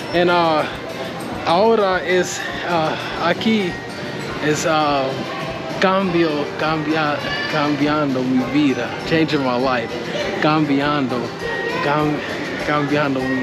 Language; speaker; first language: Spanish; non-native, learner; English